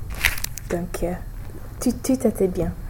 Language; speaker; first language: French; non-native, learner; English